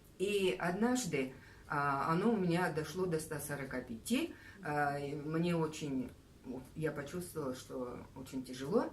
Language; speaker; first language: Russian; native; Russian